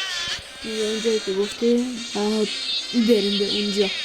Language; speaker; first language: Persian; native; Persian